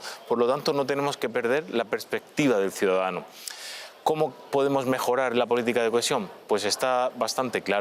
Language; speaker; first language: Spanish; native; Spanish